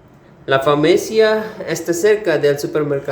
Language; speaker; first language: Spanish; non-native, learner; Urdu